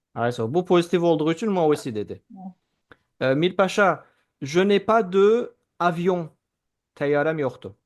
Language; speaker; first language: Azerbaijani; native; Azerbaijani